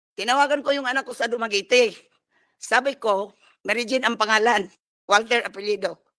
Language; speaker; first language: Filipino; non-native, local second language; Cebuano